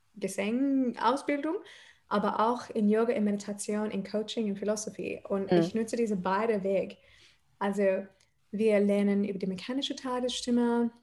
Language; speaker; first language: German; non-native, fluent; English